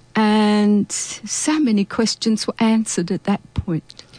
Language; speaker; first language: English; native; English